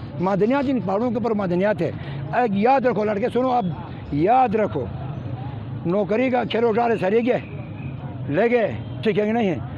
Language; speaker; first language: Urdu; non-native, local second language; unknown